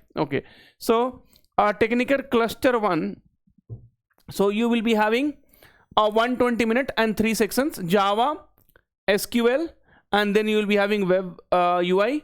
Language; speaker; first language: English; non-native, local second language; Hindi